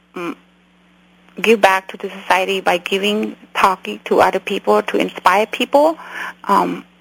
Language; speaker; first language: English; early bilingual, other home language; Khmer